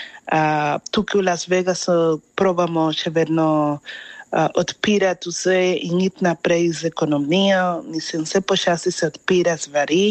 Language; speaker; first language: Slovenian; non-native, fluent; Spanish